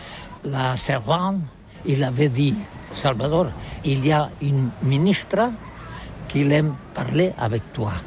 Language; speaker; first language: French; non-native, learner; Catalan